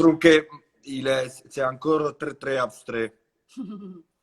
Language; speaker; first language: French; non-native, fluent; Italian